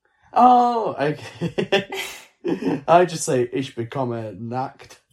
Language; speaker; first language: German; non-native, learner; English